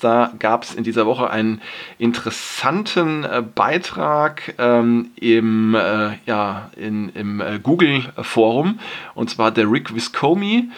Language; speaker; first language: German; native; German